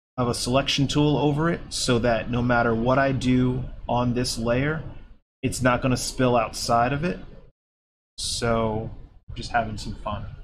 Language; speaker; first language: English; native; English